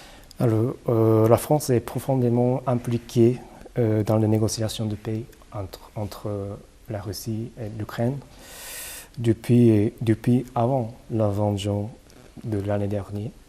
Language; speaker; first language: French; non-native, fluent; Japanese